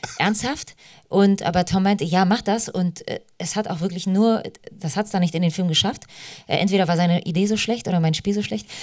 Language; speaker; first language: German; early bilingual, other home language; Polish